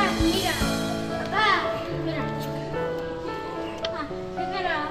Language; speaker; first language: Spanish; early bilingual, other home language; Filipino